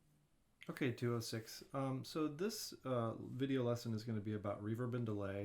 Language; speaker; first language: English; native; English